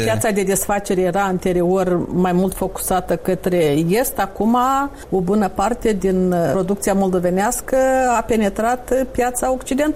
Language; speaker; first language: Romanian; native; Romanian